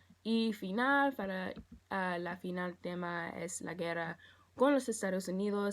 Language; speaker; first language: Spanish; non-native, learner; English